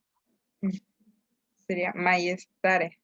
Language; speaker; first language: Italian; non-native, learner; Spanish